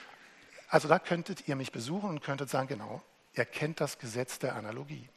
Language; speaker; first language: German; native; German